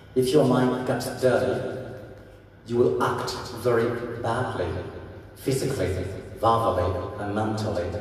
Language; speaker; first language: English; non-native, fluent; Burmese